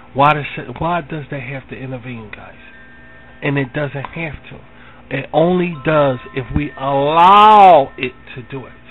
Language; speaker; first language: English; native; English